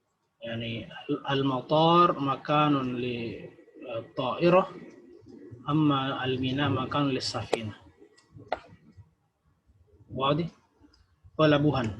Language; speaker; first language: Arabic; non-native, fluent; Indonesian